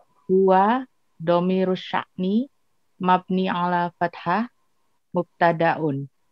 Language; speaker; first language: Arabic; non-native, learner; Indonesian